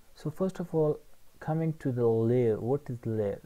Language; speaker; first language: English; non-native, fluent; Persian